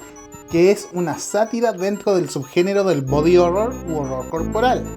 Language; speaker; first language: Spanish; native; Spanish